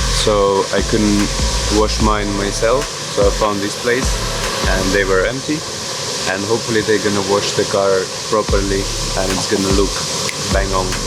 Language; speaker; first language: English; non-native, fluent; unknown